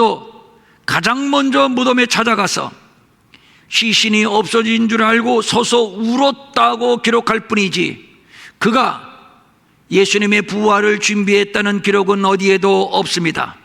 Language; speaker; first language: Korean; native; Korean